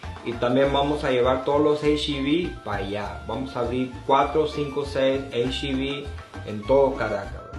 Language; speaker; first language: Spanish; native; Spanish